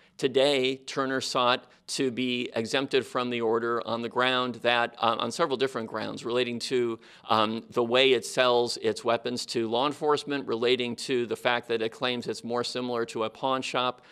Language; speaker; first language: English; native; English